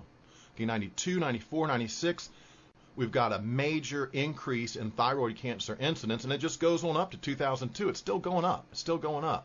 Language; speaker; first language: English; native; English